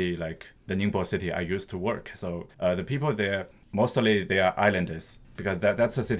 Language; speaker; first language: English; non-native, fluent; Chinese